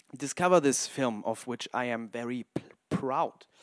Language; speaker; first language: English; non-native, fluent; German